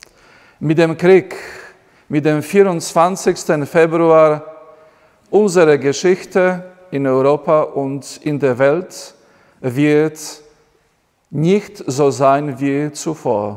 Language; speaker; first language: German; non-native, fluent; Polish